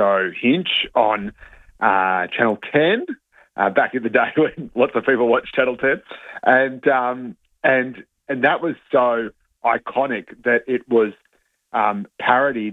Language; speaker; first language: English; native; English